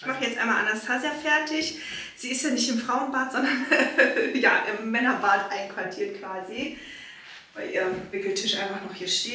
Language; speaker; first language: German; native; German